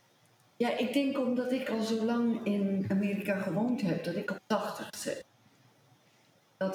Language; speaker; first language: Dutch; early bilingual, heritage; Dutch